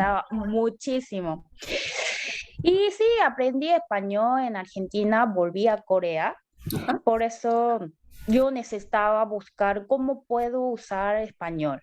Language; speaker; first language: Spanish; non-native, learner; Korean